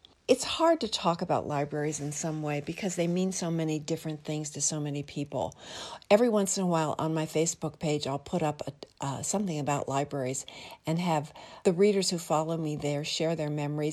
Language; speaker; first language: English; native; English